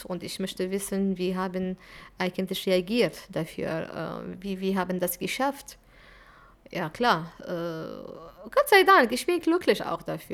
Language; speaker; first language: German; non-native, fluent; Arabic